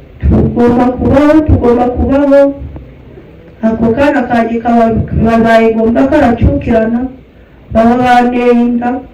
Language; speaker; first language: Kinyarwanda; early bilingual, heritage; Kinyarwanda